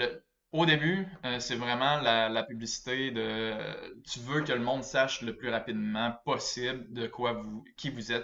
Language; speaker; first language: French; native; French